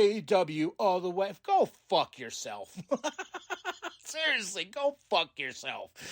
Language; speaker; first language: English; native; English